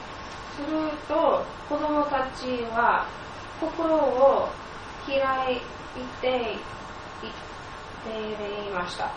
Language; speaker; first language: Japanese; non-native, learner; English